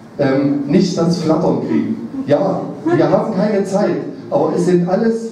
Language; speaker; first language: German; native; German